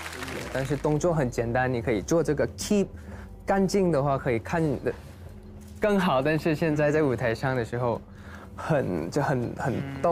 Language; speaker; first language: Chinese; non-native, learner; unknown